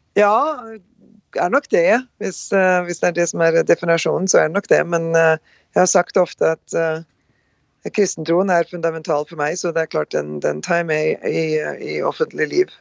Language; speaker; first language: Norwegian; native; Norwegian